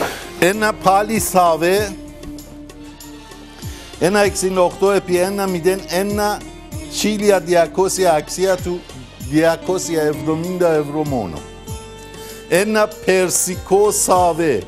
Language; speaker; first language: Greek; non-native, fluent; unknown